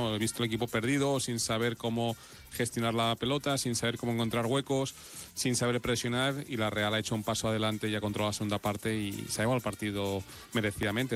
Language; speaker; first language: Spanish; native; Spanish